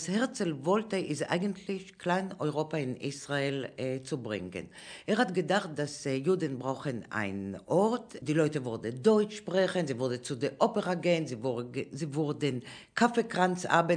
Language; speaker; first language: German; non-native, fluent; Hebrew